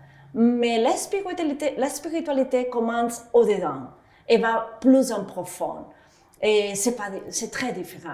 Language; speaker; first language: French; non-native, fluent; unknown